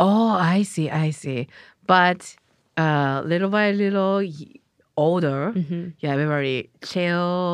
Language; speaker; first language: English; non-native, learner; Japanese